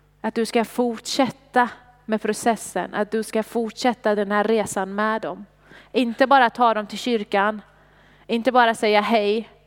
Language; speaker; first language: Swedish; non-native, fluent; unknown